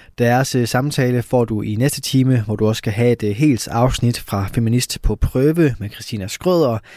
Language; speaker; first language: Danish; native; Danish